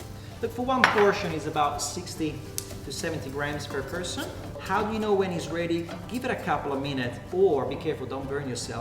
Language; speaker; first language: English; non-native, fluent; Italian